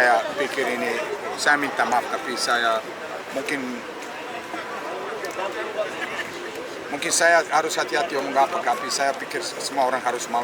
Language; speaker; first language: Indonesian; non-native, learner; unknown